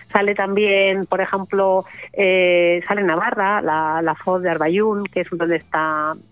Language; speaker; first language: Spanish; native; Spanish